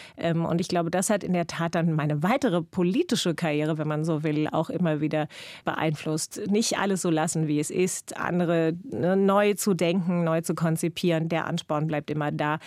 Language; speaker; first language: German; non-native, fluent; English